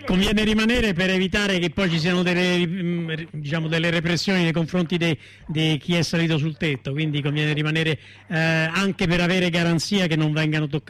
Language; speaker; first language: Italian; native; Italian